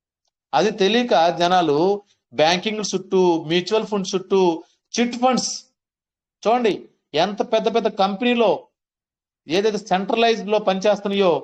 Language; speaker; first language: Telugu; native; Telugu